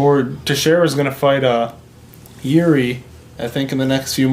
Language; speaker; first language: English; native; English